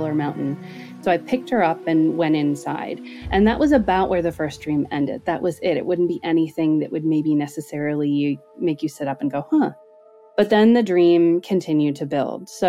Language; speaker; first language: English; native; English